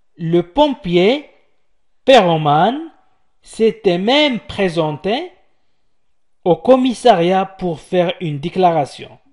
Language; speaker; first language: French; non-native, local second language; Arabic